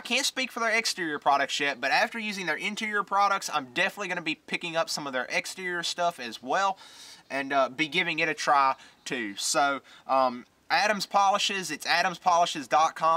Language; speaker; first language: English; native; English